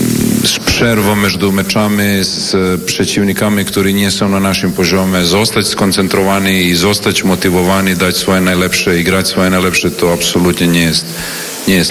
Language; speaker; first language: Polish; non-native, learner; Serbian